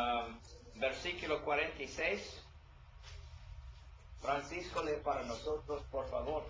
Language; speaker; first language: Spanish; non-native, learner; English